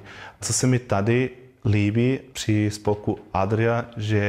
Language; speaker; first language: Czech; non-native, fluent; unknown